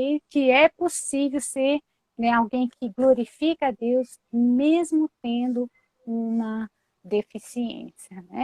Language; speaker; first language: Portuguese; native; Portuguese